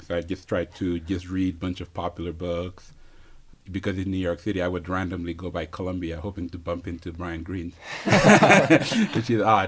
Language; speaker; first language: English; non-native, fluent; Wolof